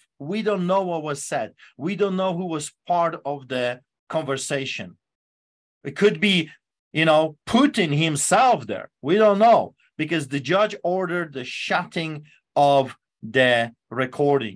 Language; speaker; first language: English; non-native, fluent; Polish